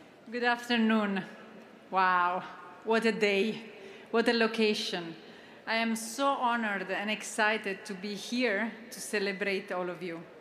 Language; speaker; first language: English; non-native, fluent; Italian